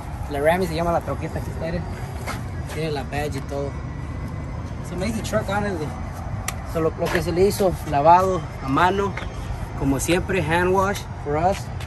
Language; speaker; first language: Spanish; early bilingual, heritage; Spanish